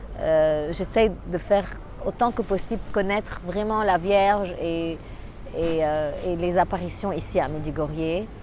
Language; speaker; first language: French; non-native, local second language; Arabic